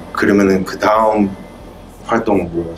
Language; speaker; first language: Korean; early bilingual, heritage; Korean